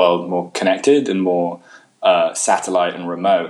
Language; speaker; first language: English; native; English